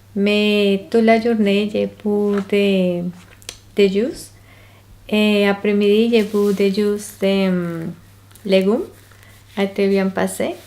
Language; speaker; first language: French; non-native, learner; Spanish